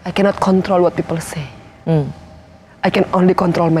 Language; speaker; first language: English; non-native, fluent; Indonesian